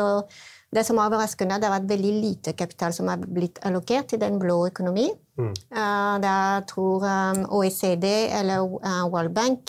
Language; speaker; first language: Norwegian; non-native, fluent; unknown